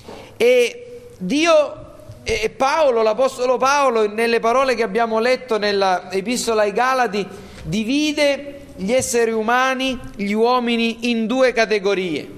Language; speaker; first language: Italian; native; Italian